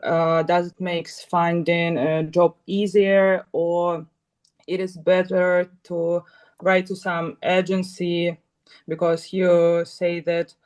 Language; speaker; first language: English; non-native, learner; Russian